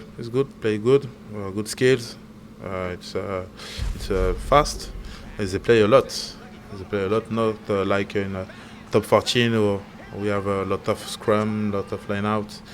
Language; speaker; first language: English; non-native, learner; French